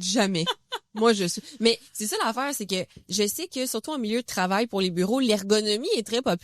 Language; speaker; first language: French; native; French